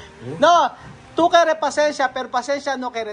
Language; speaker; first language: Spanish; non-native, learner; Filipino